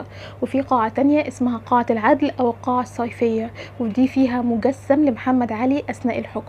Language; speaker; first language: Arabic; native; Arabic